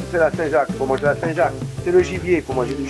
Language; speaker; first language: French; native; French